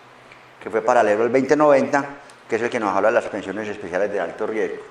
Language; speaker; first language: Spanish; native; Spanish